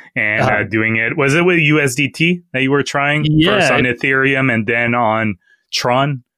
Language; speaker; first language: English; non-native, fluent; French